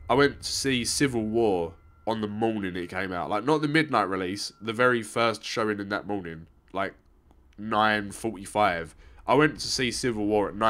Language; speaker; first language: English; native; English